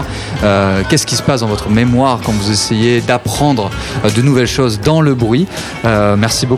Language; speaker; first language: French; native; French